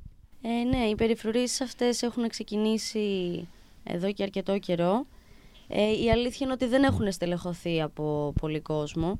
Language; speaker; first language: Greek; native; Greek